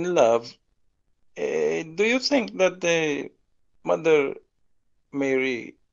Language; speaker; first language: English; non-native, local second language; Filipino